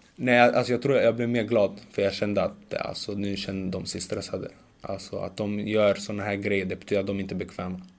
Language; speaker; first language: Swedish; early bilingual, other home language; Macedonian